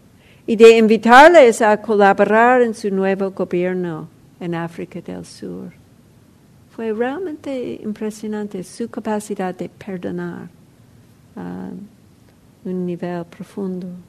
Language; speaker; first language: Spanish; non-native, fluent; English